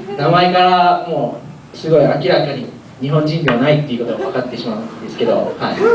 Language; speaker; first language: Japanese; early bilingual, other home language; Korean